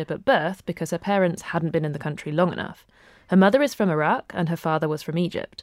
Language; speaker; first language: English; native; English